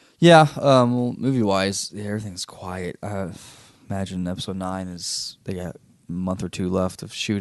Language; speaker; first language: English; native; English